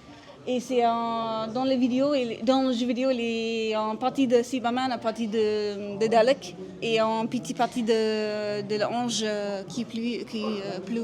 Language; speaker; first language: French; non-native, learner; English